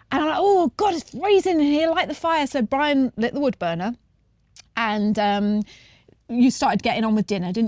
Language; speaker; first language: English; native; English